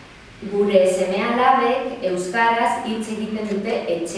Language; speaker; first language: Basque; non-native, learner; Spanish